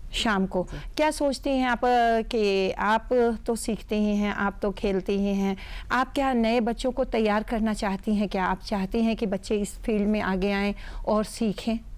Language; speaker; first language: Hindi; native; Hindi